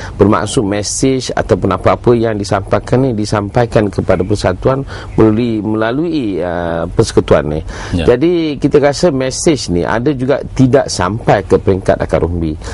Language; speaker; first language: Malay; non-native, local second language; Tamil